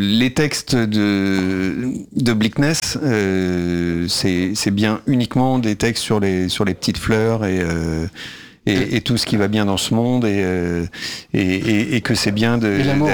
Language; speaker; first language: French; native; French